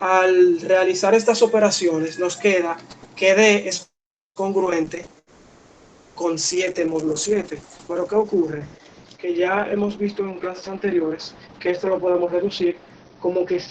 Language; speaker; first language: Spanish; native; Spanish